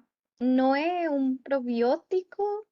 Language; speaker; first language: Portuguese; non-native, learner; Spanish